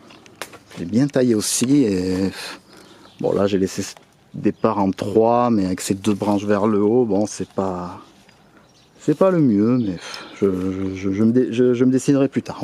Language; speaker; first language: French; native; French